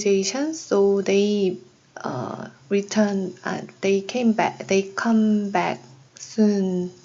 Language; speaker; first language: English; non-native, learner; Korean